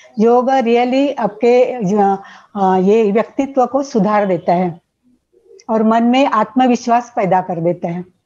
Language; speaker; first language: Hindi; non-native, local second language; Marathi